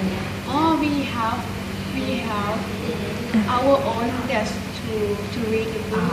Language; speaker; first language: English; non-native, learner; Thai